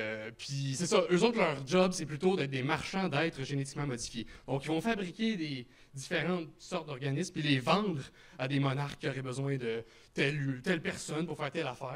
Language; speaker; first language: French; native; French